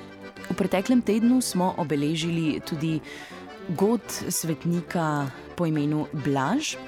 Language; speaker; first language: Slovenian; native; Slovenian